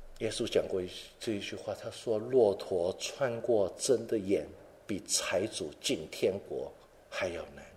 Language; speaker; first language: Chinese; non-native, local second language; Cantonese